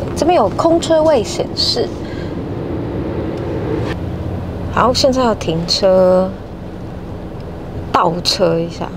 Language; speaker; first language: Chinese; native; Chinese